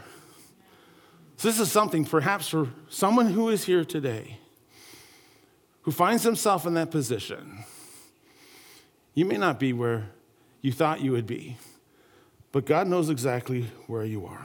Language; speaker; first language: English; native; English